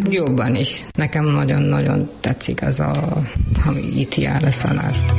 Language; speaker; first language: Hungarian; non-native, learner; Urdu